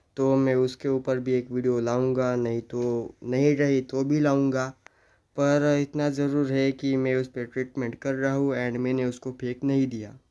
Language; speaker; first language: Hindi; native; Hindi